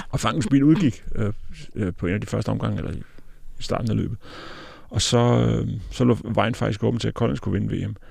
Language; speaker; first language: Danish; native; Danish